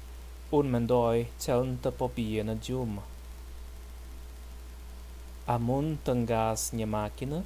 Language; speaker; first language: Albanian; non-native, learner; English